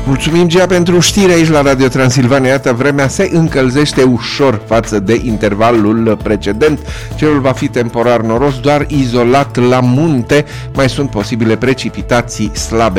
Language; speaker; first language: Romanian; native; Romanian